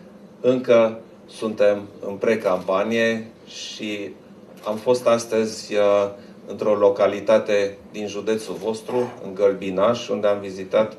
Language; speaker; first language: Romanian; non-native, local second language; German